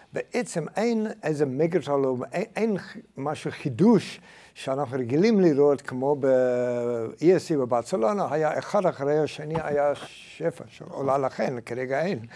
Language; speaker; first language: Hebrew; native; Hebrew